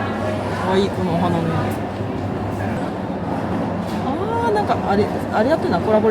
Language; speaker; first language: Japanese; native; Japanese